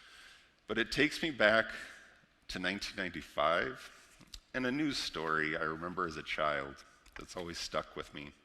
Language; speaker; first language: English; native; English